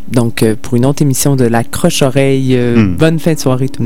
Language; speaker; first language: French; native; French